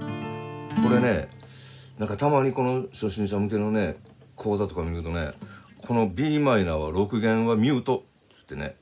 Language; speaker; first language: Japanese; native; Japanese